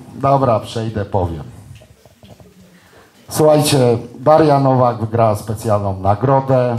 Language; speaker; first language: Polish; native; Polish